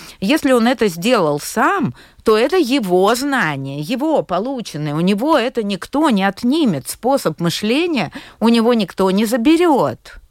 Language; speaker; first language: Russian; native; Russian